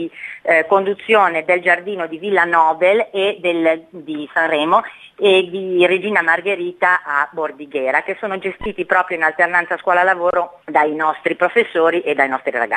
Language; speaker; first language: Italian; native; Italian